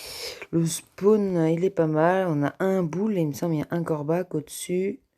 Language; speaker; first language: French; native; French